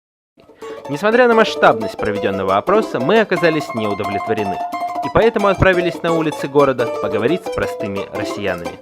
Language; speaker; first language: Russian; native; Russian